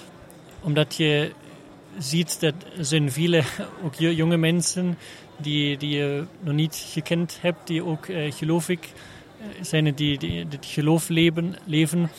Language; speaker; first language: Dutch; non-native, learner; German